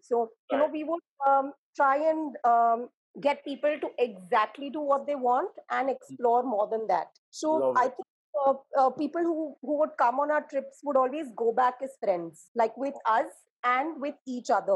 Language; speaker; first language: English; non-native, local second language; Hindi